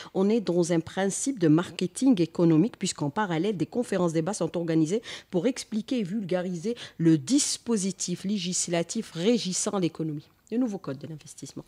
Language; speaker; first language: French; non-native, local second language; Arabic